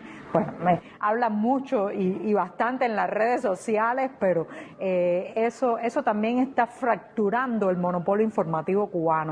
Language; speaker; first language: Spanish; native; Spanish